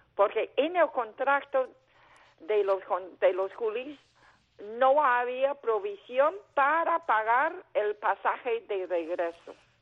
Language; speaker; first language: Spanish; non-native, fluent; Chinese